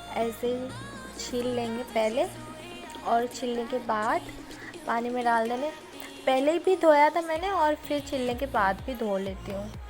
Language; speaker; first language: Hindi; non-native, local second language; Odia